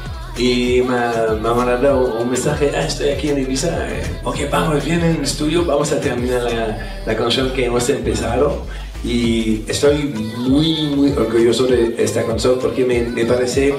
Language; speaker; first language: Spanish; non-native, fluent; French